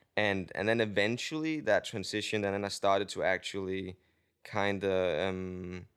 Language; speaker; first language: English; non-native, fluent; Danish